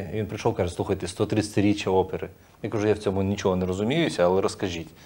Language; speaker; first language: Ukrainian; non-native, local second language; Russian